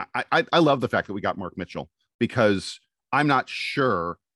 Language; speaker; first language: English; native; English